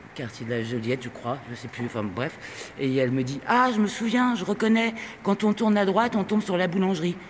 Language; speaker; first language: French; non-native, fluent; Spanish